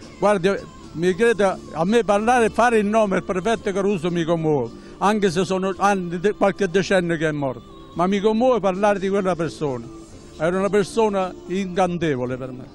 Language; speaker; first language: Italian; native; Italian